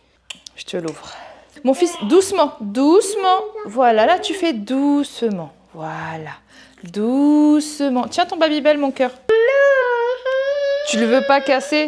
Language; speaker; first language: French; native; French